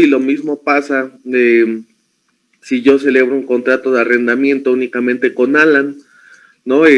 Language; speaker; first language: Spanish; native; Spanish